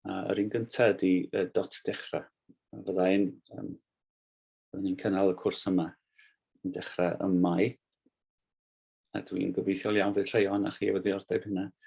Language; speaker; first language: Welsh; native; Welsh